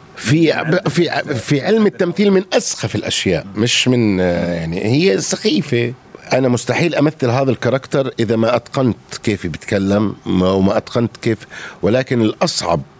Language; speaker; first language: Arabic; native; Arabic